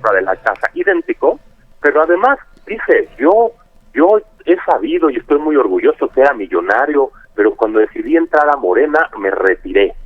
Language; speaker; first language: Spanish; native; Spanish